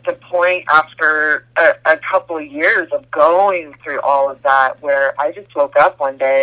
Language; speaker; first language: English; native; English